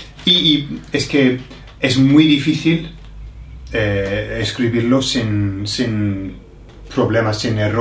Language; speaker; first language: Spanish; non-native, fluent; English